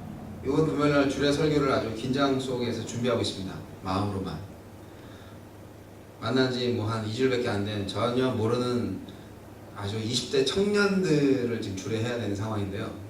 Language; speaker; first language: Korean; native; Korean